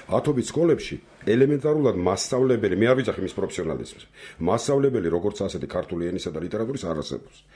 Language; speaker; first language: Georgian; non-native, local second language; Armenian